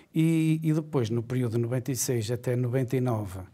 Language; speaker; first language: Portuguese; native; Portuguese